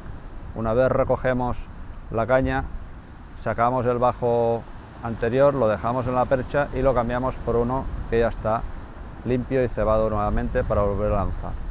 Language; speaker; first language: Spanish; native; Spanish